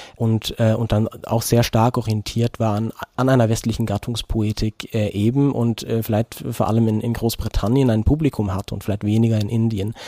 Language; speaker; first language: German; non-native, fluent; Norwegian